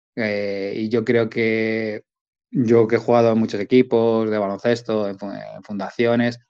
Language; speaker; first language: Spanish; native; Spanish